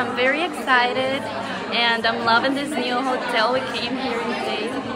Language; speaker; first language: English; non-native, fluent; Spanish